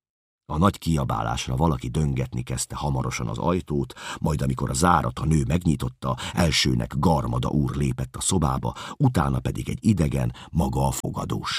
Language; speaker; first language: Hungarian; native; Hungarian